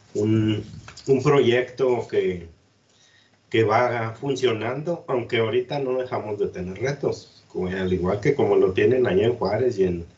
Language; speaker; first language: Spanish; native; Spanish